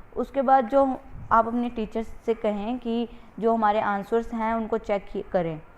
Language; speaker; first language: Hindi; native; Hindi